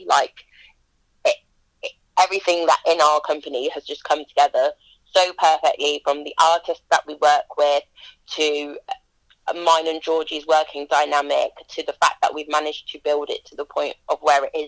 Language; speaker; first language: English; native; English